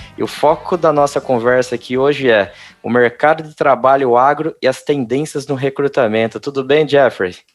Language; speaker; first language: Portuguese; native; Portuguese